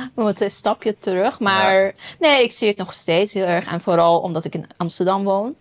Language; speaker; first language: Dutch; non-native, fluent; Persian